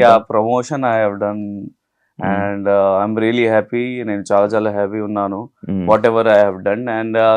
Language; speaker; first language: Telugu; non-native, learner; Hindi